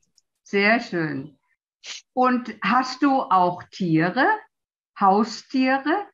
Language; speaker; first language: German; non-native, fluent; Italian